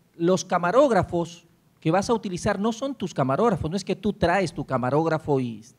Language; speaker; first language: Spanish; native; Spanish